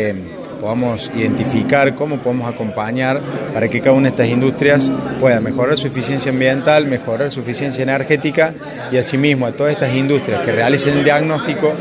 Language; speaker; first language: Spanish; native; Spanish